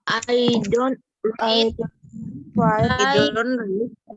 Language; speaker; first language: English; non-native, learner; Indonesian